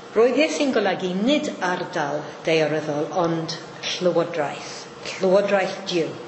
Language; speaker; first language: Welsh; non-native, fluent; Maltese